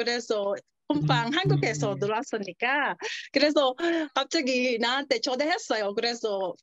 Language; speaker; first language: Korean; non-native, learner; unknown